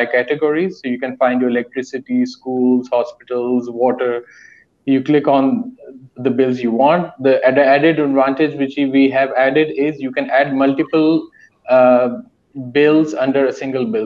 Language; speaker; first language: English; non-native, local second language; Urdu